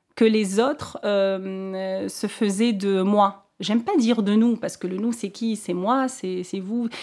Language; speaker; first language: French; non-native, local second language; Arabic